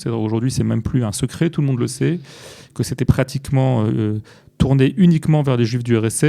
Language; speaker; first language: French; native; French